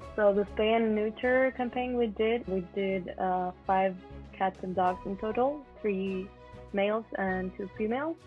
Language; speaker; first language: English; non-native, fluent; Spanish